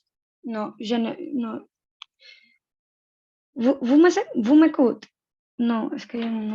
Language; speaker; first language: French; non-native, learner; Spanish